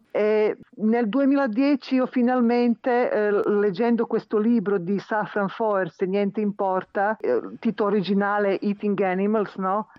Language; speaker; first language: Italian; non-native, fluent; Serbian